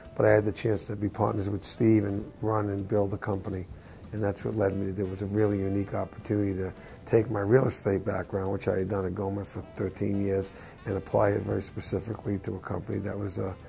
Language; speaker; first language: English; native; English